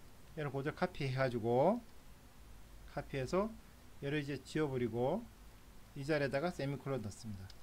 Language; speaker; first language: Korean; native; Korean